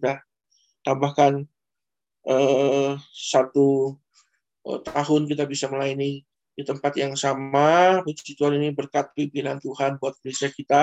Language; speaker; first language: Indonesian; native; Indonesian